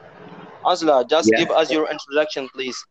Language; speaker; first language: English; non-native, learner; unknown